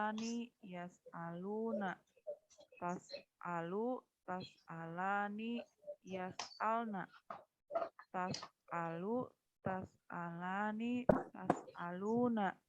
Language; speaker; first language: Arabic; non-native, learner; Indonesian